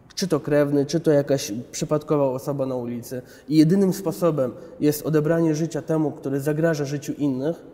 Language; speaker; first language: Polish; early bilingual, other home language; Chechen